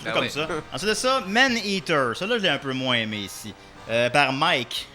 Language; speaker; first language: French; native; French